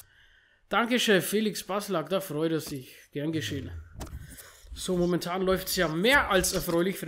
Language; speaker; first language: German; native; German